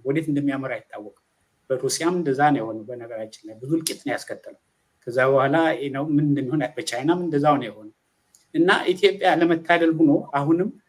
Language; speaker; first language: Amharic; native; Amharic